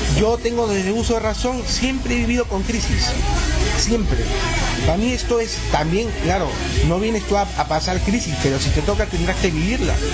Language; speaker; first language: Spanish; native; Spanish